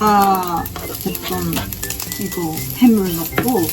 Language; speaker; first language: Korean; non-native, fluent; Japanese